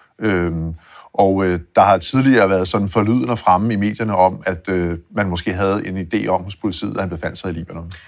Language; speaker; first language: Danish; native; Danish